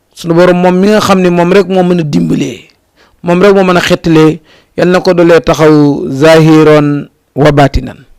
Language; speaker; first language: Wolof; native; Wolof